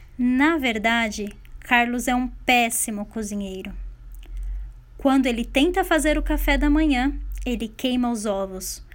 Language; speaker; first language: Portuguese; native; Portuguese